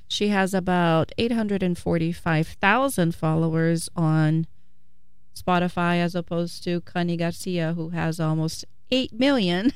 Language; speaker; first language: English; non-native, fluent; Portuguese